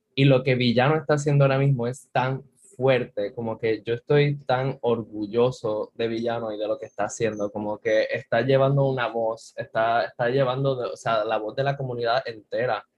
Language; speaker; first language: Spanish; native; Spanish